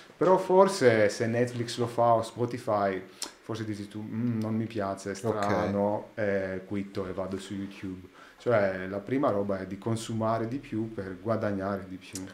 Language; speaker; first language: Italian; non-native, learner; Greek